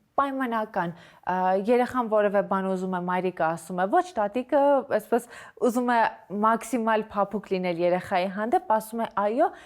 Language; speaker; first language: Armenian; native; Armenian